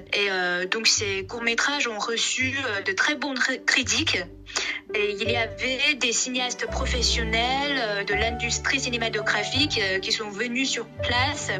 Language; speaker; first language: French; non-native, fluent; Chinese